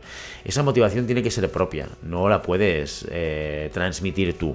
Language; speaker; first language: Spanish; native; Spanish